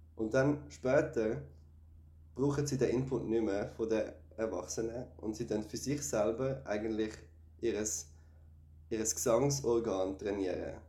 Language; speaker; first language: German; native; German